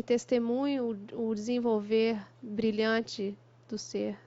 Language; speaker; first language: Portuguese; native; Portuguese